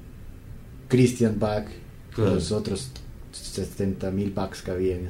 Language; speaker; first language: Spanish; native; Spanish